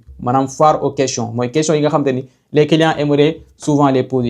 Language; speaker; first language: French; non-native, local second language; Wolof